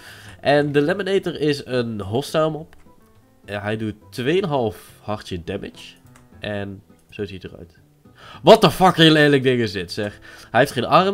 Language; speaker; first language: Dutch; native; Dutch